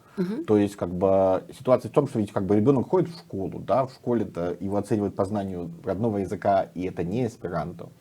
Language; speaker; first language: Russian; native; Russian